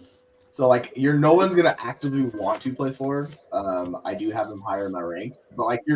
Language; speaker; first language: English; native; English